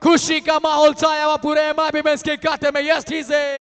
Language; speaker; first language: Hindi; non-native, local second language; Marathi